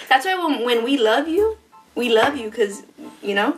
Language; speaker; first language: English; early bilingual, other home language; Spanish